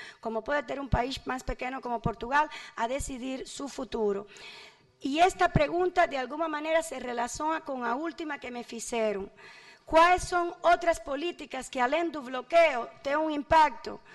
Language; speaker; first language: Portuguese; non-native, fluent; Spanish